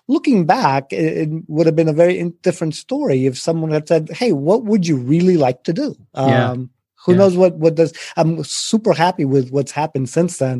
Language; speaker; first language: English; early bilingual, other home language; Spanish